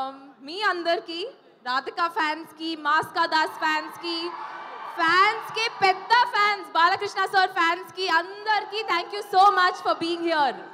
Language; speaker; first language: Telugu; non-native, fluent; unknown